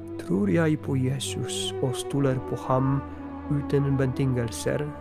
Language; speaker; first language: Norwegian; non-native, fluent; Polish